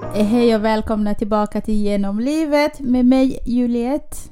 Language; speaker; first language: Swedish; early bilingual, other home language; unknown